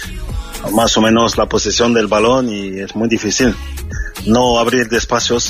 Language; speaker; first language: Spanish; non-native, fluent; French